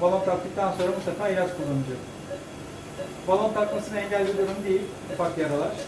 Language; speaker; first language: Turkish; native; Turkish